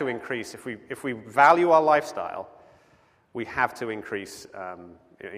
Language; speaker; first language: English; native; English